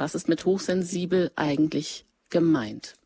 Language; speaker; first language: German; native; German